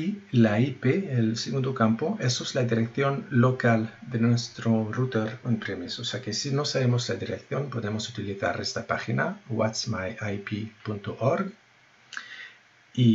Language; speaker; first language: Spanish; non-native, fluent; French